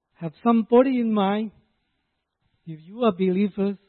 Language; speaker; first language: English; non-native, local second language; Cantonese